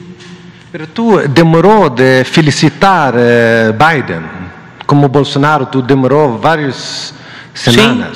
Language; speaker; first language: Spanish; non-native, learner; Swedish